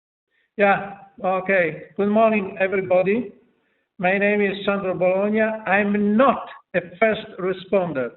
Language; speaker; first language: English; non-native, fluent; Italian